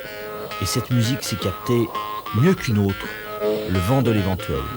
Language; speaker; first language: French; native; French